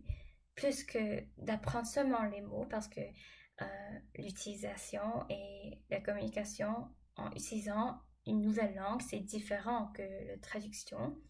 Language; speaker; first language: French; non-native, fluent; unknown